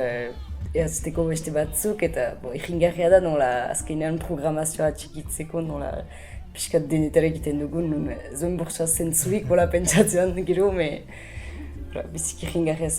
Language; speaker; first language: Basque; native; Basque